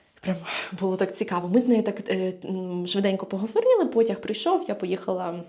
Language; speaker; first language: Ukrainian; native; Ukrainian